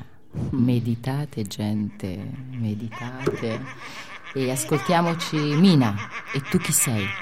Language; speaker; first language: Italian; native; Italian